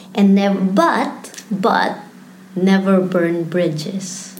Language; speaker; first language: English; non-native, local second language; Filipino